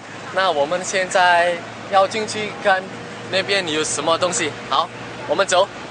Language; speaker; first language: Chinese; non-native, learner; Indonesian